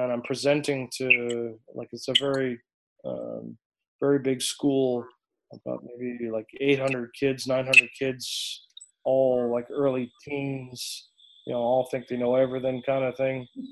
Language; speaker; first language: English; native; English